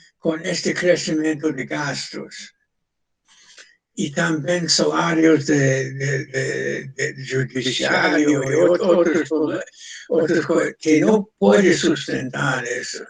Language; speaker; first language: Portuguese; non-native, fluent; English